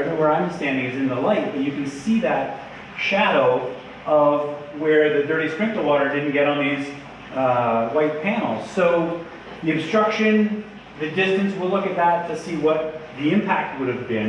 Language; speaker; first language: English; native; English